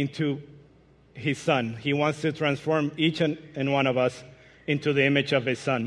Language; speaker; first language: English; non-native, fluent; Spanish